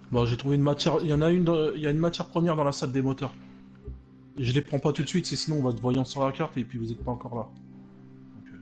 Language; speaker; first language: French; native; French